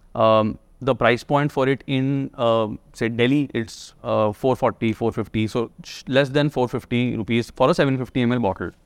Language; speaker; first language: English; non-native, local second language; Hindi